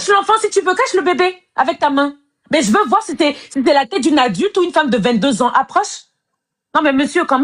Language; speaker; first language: French; native; French